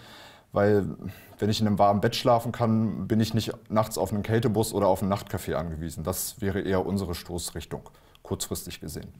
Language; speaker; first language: German; native; German